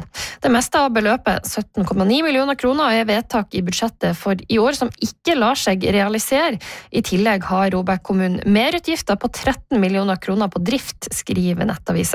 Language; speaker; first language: Norwegian; native; Norwegian